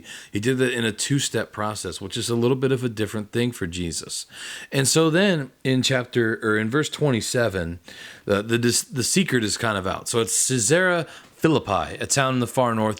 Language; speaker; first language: English; native; English